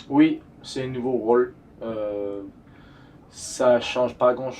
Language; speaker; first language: French; non-native, fluent; English